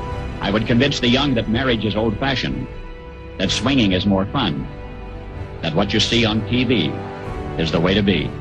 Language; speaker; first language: English; native; English